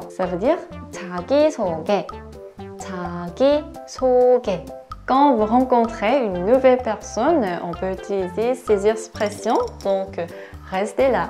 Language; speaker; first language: French; non-native, learner; Korean